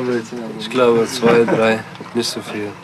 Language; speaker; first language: German; non-native, learner; English